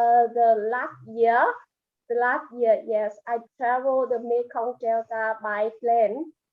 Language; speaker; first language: English; non-native, learner; Vietnamese